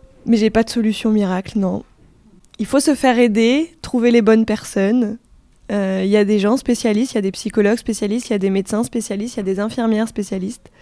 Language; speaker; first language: French; native; French